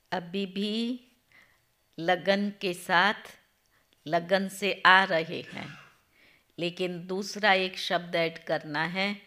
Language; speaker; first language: Hindi; non-native, local second language; Gujarati